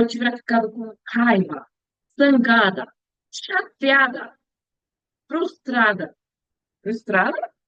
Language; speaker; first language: Portuguese; non-native, learner; Spanish